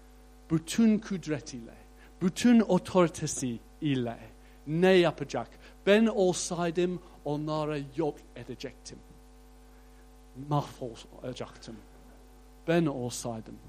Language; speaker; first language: Turkish; non-native, fluent; English